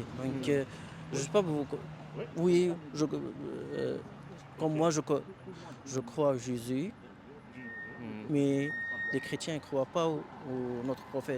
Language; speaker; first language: French; non-native, learner; Arabic